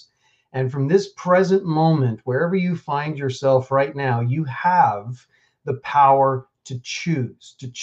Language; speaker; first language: English; native; English